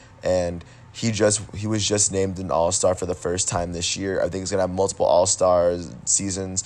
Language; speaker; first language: English; native; English